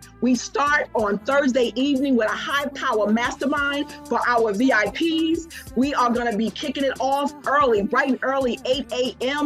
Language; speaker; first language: English; native; English